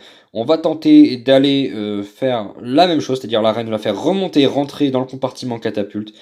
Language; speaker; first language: French; native; French